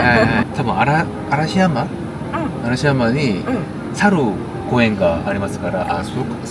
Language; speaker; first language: Japanese; non-native, learner; Korean